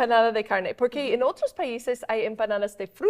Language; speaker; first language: Spanish; non-native, fluent; English